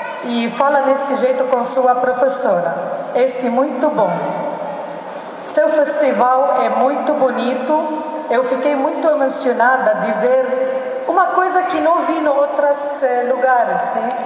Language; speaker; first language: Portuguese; non-native, learner; Arabic